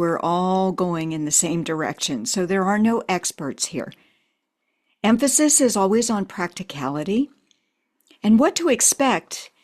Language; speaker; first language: English; native; English